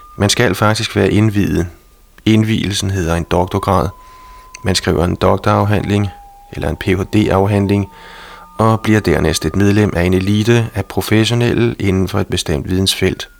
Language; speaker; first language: Danish; native; Danish